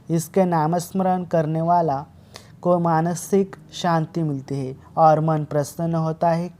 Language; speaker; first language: Hindi; non-native, local second language; Marathi